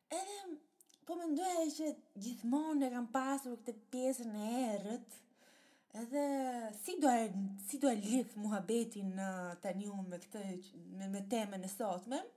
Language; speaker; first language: Albanian; early bilingual, heritage; Albanian